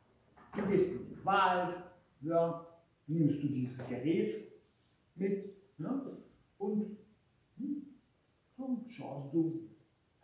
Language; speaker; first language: German; non-native, fluent; Hungarian